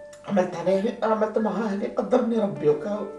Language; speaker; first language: Arabic; native; Arabic